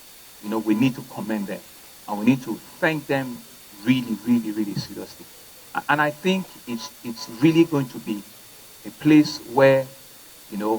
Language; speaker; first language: English; non-native, local second language; Yoruba